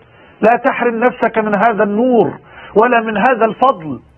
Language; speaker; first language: Arabic; native; Arabic